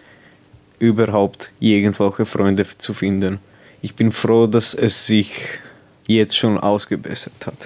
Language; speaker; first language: German; non-native, local second language; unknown